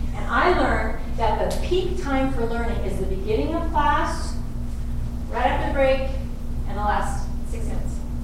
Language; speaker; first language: English; native; English